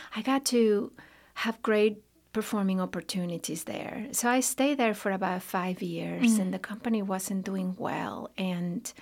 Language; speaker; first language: English; non-native, fluent; Spanish